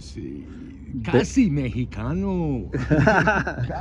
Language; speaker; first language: Spanish; non-native, learner; English